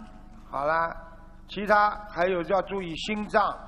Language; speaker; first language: Chinese; native; Chinese